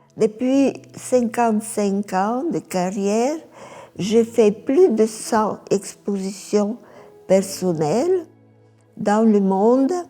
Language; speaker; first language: French; non-native, fluent; Bulgarian